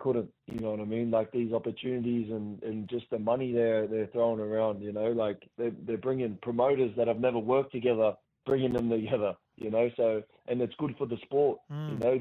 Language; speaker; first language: English; native; English